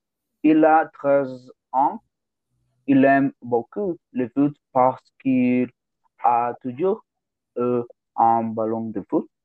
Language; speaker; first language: French; non-native, learner; Spanish